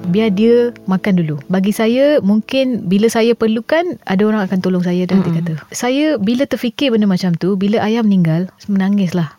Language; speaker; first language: Malay; native; Malay